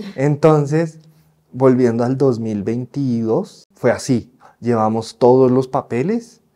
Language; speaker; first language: Spanish; native; Spanish